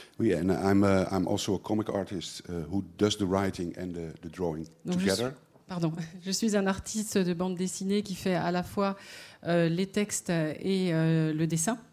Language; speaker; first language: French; non-native, fluent; Dutch